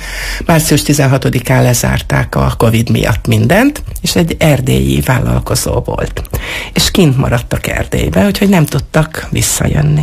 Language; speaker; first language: Hungarian; native; Hungarian